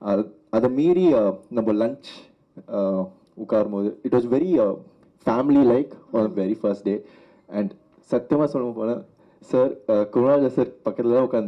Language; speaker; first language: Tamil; non-native, learner; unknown